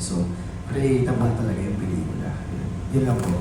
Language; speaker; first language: Filipino; native; Filipino